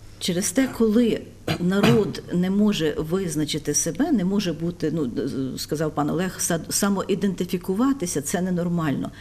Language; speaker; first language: Ukrainian; native; Ukrainian